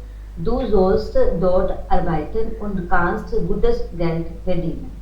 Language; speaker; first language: German; non-native, learner; Hindi